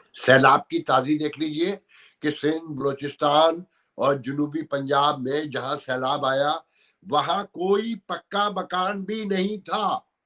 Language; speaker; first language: Urdu; native; Urdu